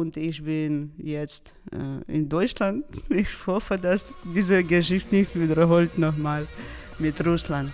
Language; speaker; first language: German; non-native, learner; Georgian